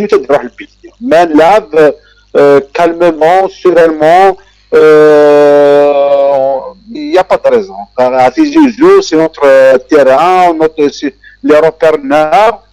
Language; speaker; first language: French; non-native, local second language; Kabyle